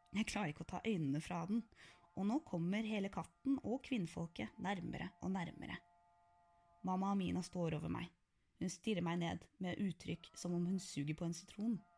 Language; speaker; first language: Norwegian; early bilingual, other home language; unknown